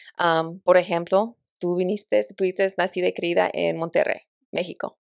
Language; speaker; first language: Spanish; early bilingual, heritage; Spanish